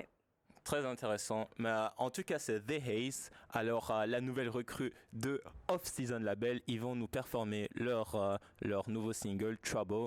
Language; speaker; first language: French; native; French